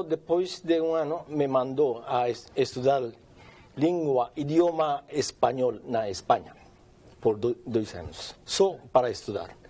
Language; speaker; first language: Portuguese; non-native, learner; Japanese